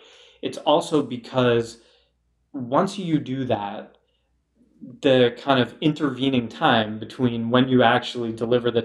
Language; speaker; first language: English; native; English